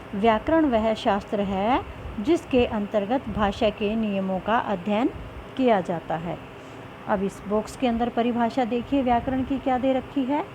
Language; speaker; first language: Hindi; native; Hindi